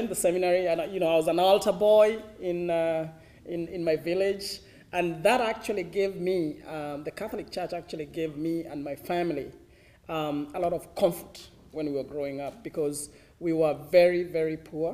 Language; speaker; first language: English; non-native, local second language; Kikuyu